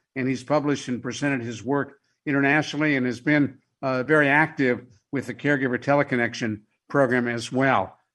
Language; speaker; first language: English; native; English